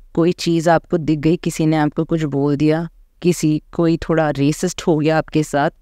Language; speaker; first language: Hindi; native; Hindi